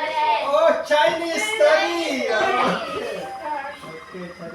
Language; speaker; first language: English; non-native, learner; Indonesian